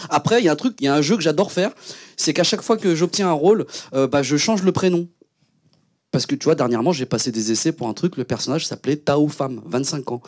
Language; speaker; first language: French; early bilingual, other home language; Vietnamese